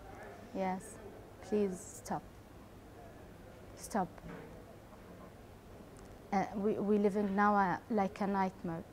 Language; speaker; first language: English; non-native, learner; Arabic